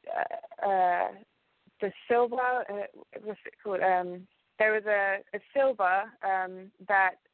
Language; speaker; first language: English; early bilingual, other home language; Ganda